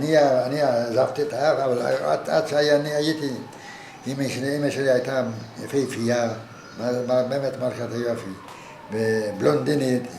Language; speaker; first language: Hebrew; non-native, fluent; Yiddish